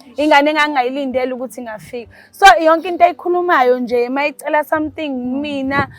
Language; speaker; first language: Zulu; native; Zulu